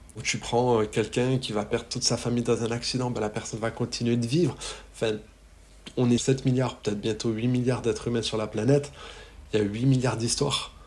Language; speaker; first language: French; native; French